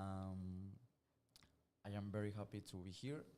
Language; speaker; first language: English; non-native, learner; Spanish